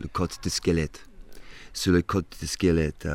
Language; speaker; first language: French; non-native, fluent; English